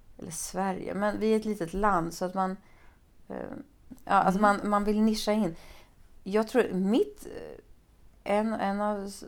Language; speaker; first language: Swedish; native; Swedish